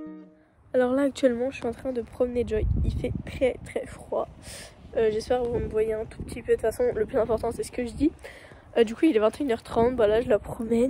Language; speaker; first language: French; native; French